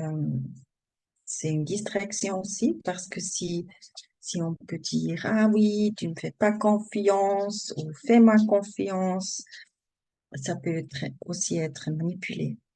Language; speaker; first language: French; non-native, learner; German